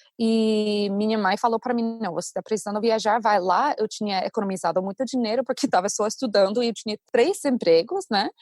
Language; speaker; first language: Portuguese; non-native, fluent; English